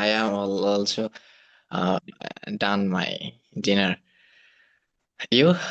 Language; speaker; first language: English; non-native, learner; Bangla